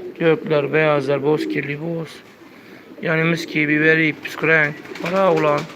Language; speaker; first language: Turkish; native; Turkish